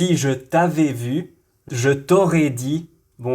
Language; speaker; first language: French; non-native, local second language; Arabic